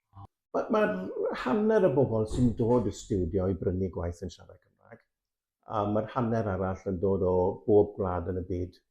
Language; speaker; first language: Welsh; native; Welsh